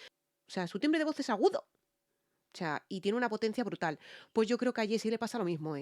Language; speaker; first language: Spanish; native; Spanish